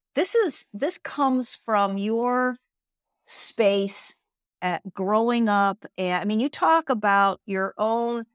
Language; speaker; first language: English; native; English